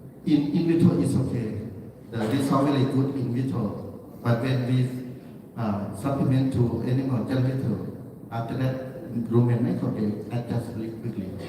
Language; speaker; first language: English; non-native, learner; Thai